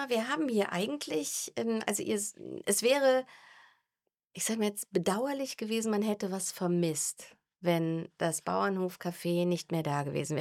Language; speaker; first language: German; native; German